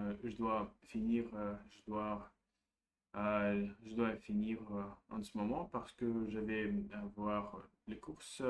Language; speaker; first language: French; non-native, learner; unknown